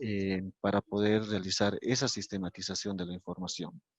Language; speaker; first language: Spanish; native; Spanish